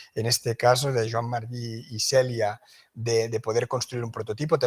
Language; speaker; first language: Spanish; non-native, local second language; Catalan